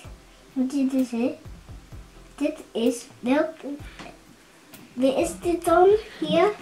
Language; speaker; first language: Dutch; early bilingual, other home language; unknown